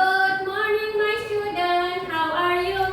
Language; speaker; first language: English; non-native, learner; Indonesian